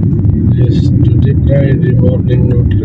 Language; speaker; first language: English; non-native, learner; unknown